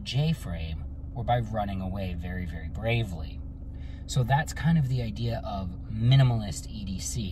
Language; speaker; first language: English; native; English